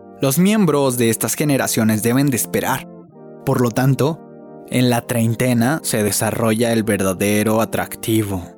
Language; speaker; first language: Spanish; native; Spanish